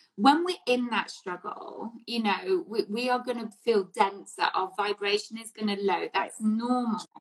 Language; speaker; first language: English; native; English